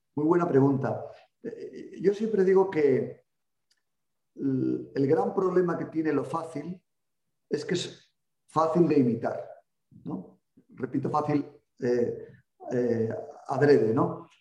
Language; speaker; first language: Spanish; native; Spanish